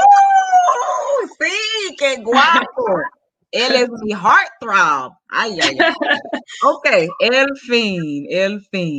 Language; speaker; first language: Spanish; non-native, fluent; English